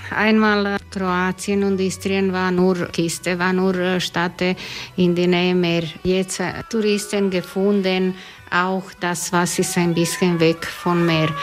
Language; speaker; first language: German; non-native, learner; Croatian